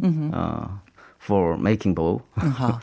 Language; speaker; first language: English; non-native, learner; Korean